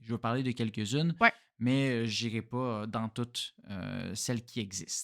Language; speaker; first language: French; native; French